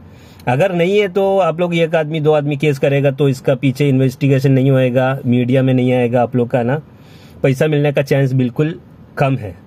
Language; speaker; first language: Hindi; non-native, local second language; Malayalam